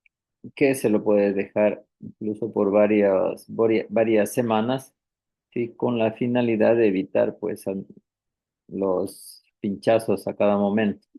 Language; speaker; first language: Spanish; native; Spanish